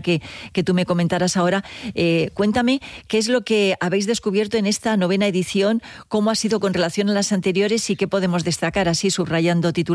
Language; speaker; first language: Spanish; native; Spanish